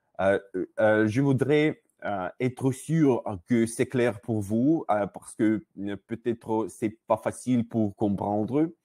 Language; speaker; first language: French; non-native, learner; Russian